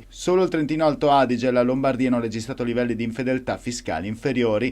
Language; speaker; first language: Italian; native; Italian